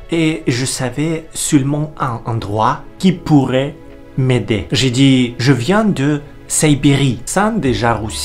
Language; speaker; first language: French; non-native, learner; Russian